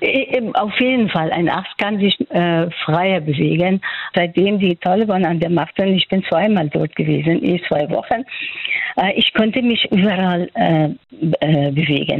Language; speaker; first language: German; non-native, fluent; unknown